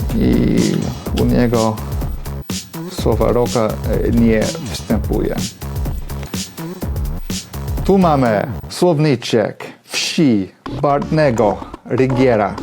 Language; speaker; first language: Polish; non-native, fluent; English